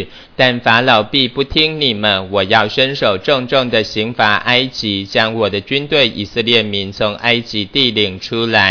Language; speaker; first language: Chinese; native; Chinese